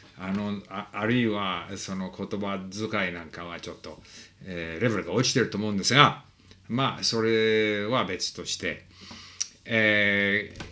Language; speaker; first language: Japanese; non-native, fluent; English